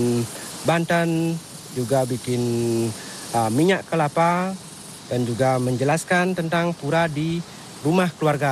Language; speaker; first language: Indonesian; non-native, local second language; Balinese